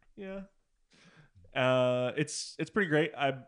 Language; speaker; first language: English; native; English